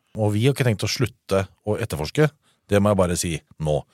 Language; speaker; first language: Norwegian; native; Norwegian